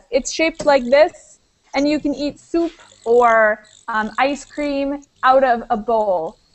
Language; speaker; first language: English; native; English